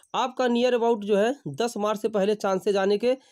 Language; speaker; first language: Hindi; native; Hindi